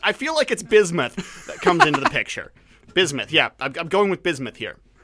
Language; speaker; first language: English; native; English